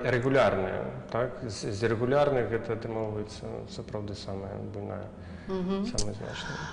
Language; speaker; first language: Belarusian; native; Belarusian